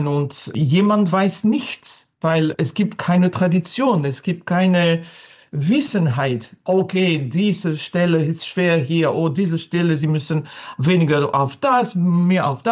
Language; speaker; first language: German; non-native, learner; French